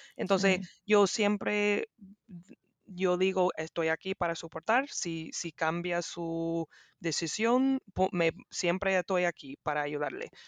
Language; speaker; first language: Spanish; non-native, learner; English